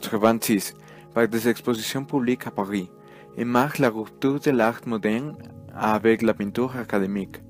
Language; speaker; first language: French; non-native, learner; Spanish